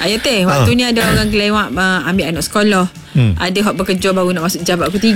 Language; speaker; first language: Malay; native; Malay